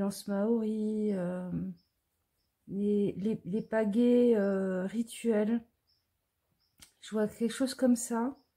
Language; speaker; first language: French; native; French